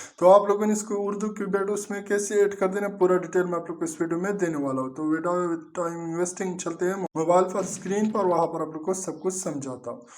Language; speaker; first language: Urdu; non-native, local second language; Punjabi